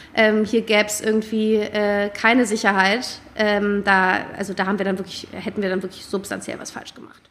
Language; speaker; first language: German; native; German